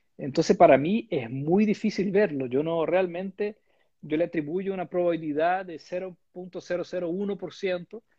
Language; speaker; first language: Spanish; non-native, fluent; Portuguese